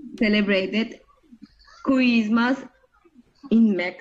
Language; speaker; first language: English; non-native, learner; Spanish